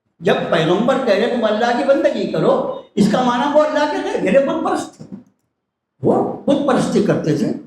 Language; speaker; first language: Urdu; native; Urdu